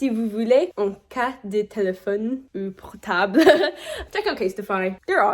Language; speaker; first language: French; non-native, learner; English